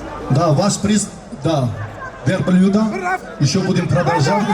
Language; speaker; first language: Russian; non-native, learner; Tajik